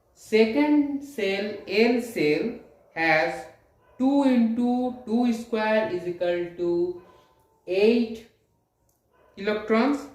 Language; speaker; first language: English; non-native, local second language; Hindi